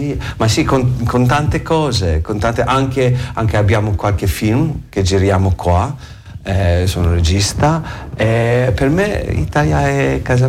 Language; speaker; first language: Italian; non-native, learner; English